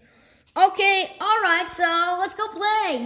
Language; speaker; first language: English; native; English